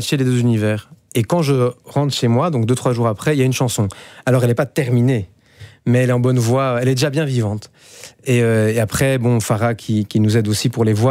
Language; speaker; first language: French; native; French